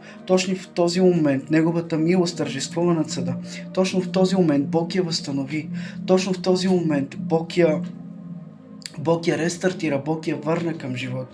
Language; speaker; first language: Bulgarian; native; Bulgarian